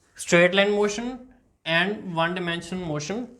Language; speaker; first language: English; non-native, local second language; Punjabi